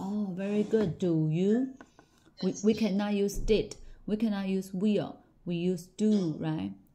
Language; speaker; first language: English; non-native, fluent; Chinese